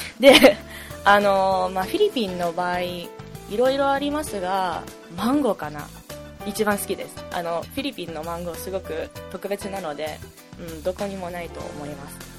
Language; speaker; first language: Japanese; non-native, fluent; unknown